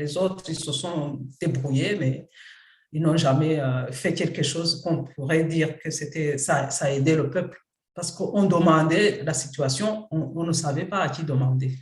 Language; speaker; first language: French; non-native, local second language; Kinyarwanda